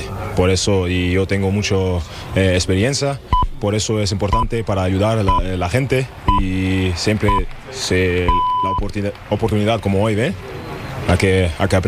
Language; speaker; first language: Spanish; non-native, learner; German